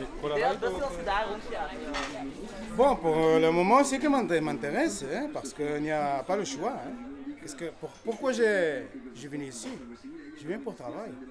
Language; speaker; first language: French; non-native, learner; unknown